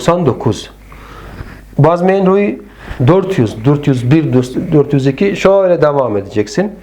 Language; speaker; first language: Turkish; non-native, fluent; Persian